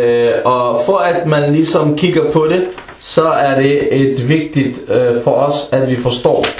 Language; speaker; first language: Danish; early bilingual, other home language; Arabic